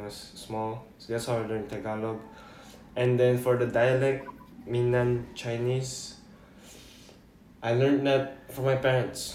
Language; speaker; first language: English; non-native, local second language; Filipino